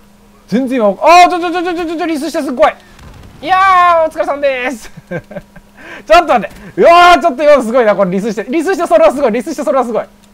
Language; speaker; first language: Japanese; native; Japanese